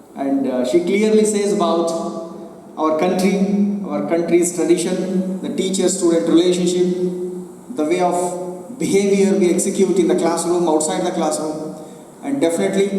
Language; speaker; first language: English; non-native, local second language; Kannada